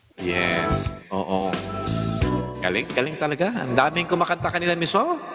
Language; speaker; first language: Filipino; native; Filipino